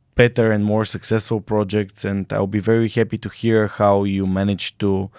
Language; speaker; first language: English; non-native, fluent; Bulgarian